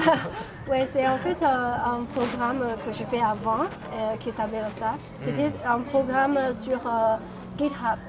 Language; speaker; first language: French; non-native, fluent; Chinese